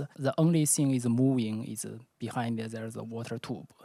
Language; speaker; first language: English; non-native, learner; Chinese